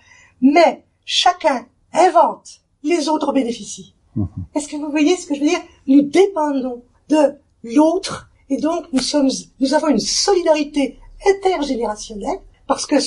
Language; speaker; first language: French; native; French